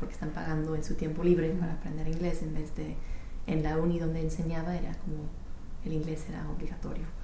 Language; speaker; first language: Spanish; non-native, fluent; English